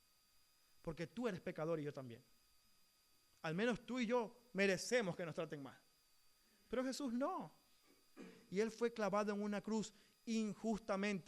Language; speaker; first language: Spanish; native; Spanish